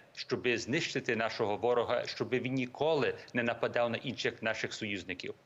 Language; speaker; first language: Ukrainian; early bilingual, heritage; Ukrainian